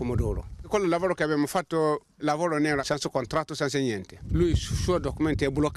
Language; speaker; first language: Italian; non-native, learner; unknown